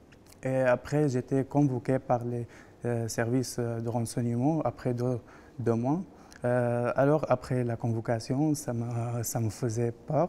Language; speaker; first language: French; non-native, fluent; Arabic